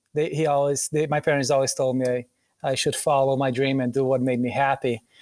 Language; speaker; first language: English; non-native, fluent; Portuguese